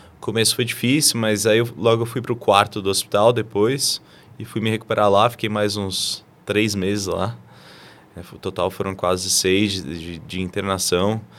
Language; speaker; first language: Portuguese; native; Portuguese